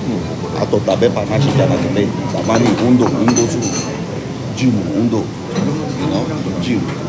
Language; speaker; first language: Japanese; non-native, learner; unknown